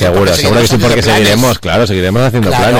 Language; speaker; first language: Spanish; native; Spanish